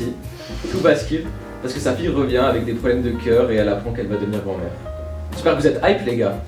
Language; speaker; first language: French; native; French